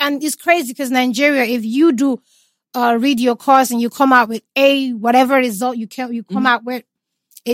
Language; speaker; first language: English; non-native, local second language; Igbo